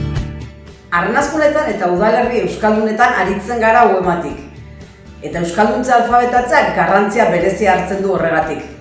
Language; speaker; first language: Basque; native; Basque